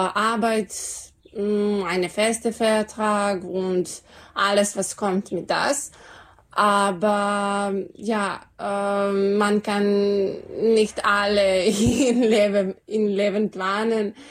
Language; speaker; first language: German; non-native, learner; Serbian